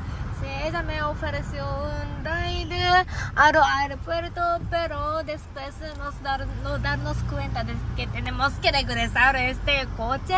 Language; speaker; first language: Spanish; non-native, learner; Japanese